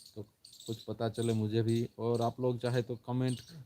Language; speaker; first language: Hindi; non-native, local second language; Gujarati